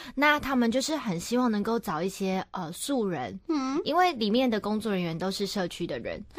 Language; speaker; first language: Chinese; native; Chinese